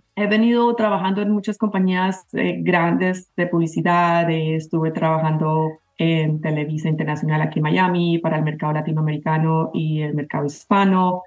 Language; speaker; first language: Spanish; native; Spanish